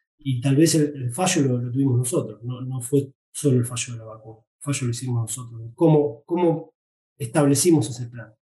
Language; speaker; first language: Spanish; native; Spanish